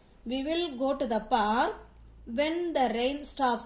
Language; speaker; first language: English; non-native, local second language; Tamil